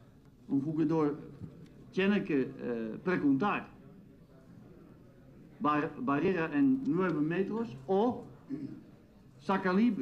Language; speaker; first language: Spanish; non-native, fluent; Dutch